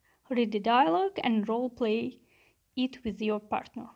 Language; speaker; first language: English; non-native, fluent; Azerbaijani